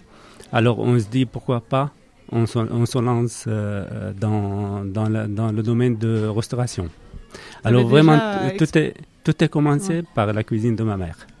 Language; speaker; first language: French; non-native, learner; Arabic